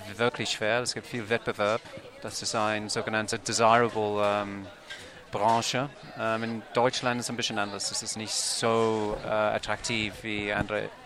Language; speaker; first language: German; non-native, fluent; English